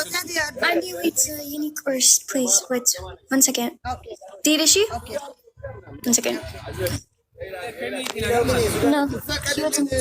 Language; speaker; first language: English; early bilingual, heritage; Amharic